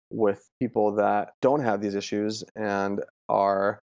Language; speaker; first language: English; early bilingual, other home language; Italian